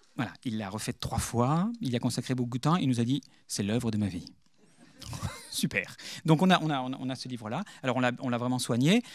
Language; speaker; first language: French; native; French